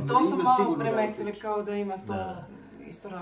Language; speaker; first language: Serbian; non-native, learner; German